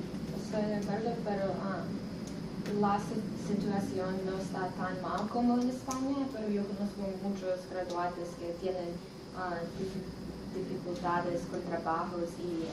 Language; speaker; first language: Spanish; non-native, learner; English